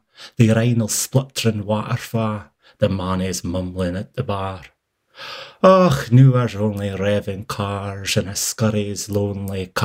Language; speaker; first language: English; native; English